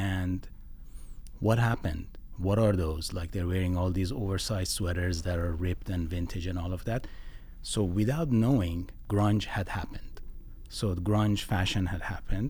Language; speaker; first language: English; non-native, fluent; Persian